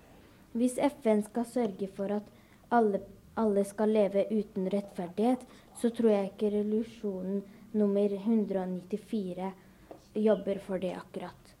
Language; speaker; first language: Norwegian; early bilingual, other home language; Arabic